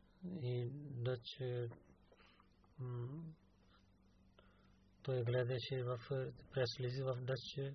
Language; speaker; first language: Bulgarian; non-native, learner; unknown